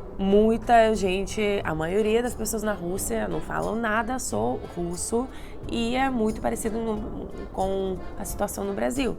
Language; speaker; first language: Portuguese; non-native, fluent; Russian